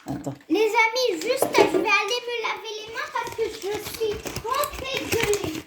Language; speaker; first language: French; early bilingual, other home language; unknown